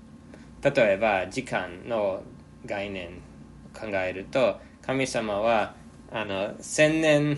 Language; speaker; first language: Japanese; non-native, fluent; English